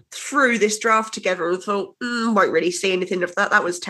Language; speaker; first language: English; native; English